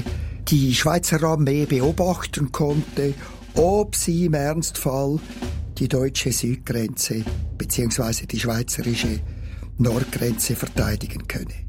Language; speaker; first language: German; native; German